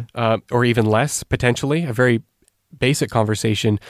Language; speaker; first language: English; native; English